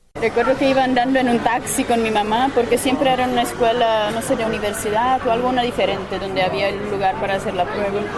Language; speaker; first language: Spanish; non-native, fluent; Czech